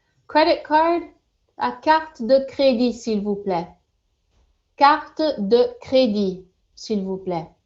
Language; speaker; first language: French; non-native, fluent; English